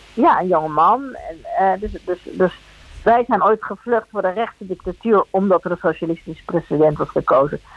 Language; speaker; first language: Dutch; early bilingual, other home language; Spanish